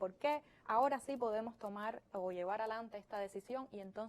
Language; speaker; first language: Spanish; native; Spanish